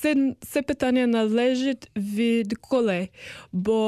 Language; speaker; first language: Ukrainian; non-native, learner; English